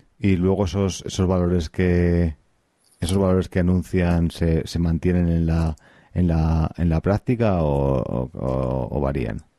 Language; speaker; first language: Spanish; native; Spanish